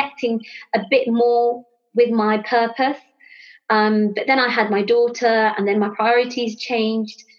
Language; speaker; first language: English; native; English